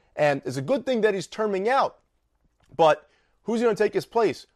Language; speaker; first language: English; native; English